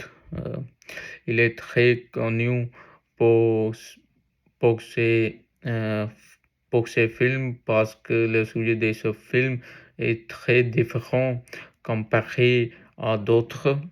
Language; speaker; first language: French; non-native, learner; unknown